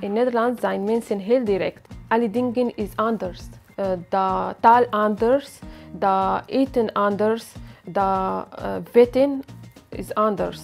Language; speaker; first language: Dutch; non-native, learner; Arabic